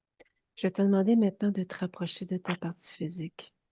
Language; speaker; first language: French; native; French